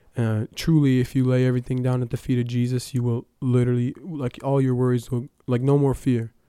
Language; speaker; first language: English; early bilingual, other home language; Ukrainian